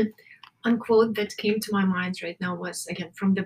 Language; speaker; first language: English; non-native, fluent; Ukrainian